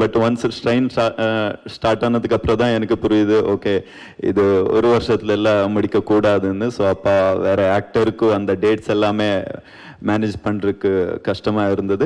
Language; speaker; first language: Tamil; non-native, learner; Kannada